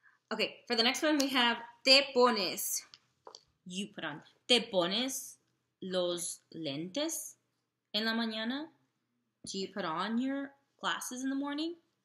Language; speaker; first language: English; native; English